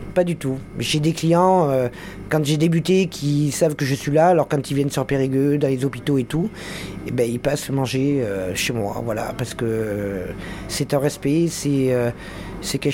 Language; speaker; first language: French; native; French